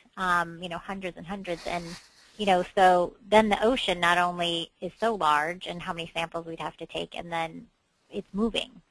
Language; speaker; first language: English; native; English